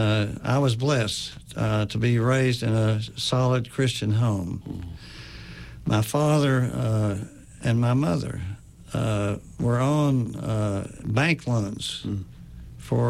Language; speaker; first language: English; native; English